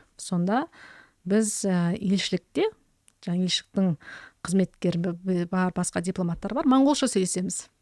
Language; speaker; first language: Kazakh; early bilingual, heritage; Kazakh